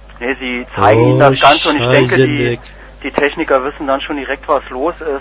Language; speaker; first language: German; native; German